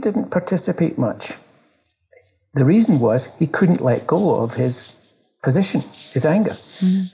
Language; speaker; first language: English; native; English